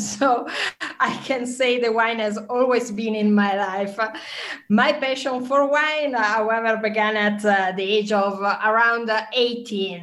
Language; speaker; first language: English; non-native, fluent; Italian